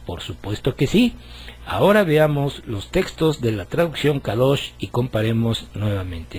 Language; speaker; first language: Spanish; native; Spanish